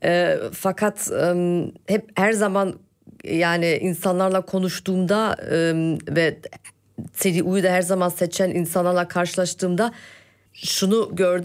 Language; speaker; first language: Turkish; early bilingual, heritage; Turkish